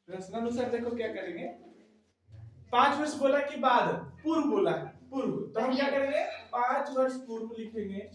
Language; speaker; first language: Hindi; native; Hindi